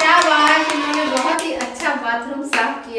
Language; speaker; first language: Hindi; native; Hindi